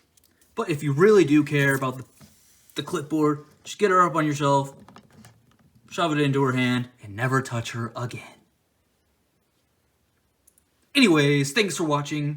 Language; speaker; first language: English; native; English